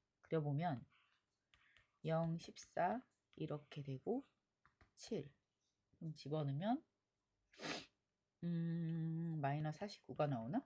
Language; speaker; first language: Korean; native; Korean